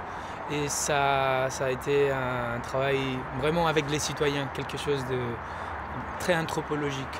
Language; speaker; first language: French; non-native, fluent; Spanish